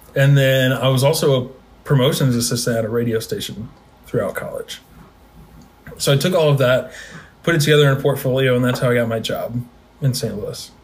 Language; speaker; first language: English; native; English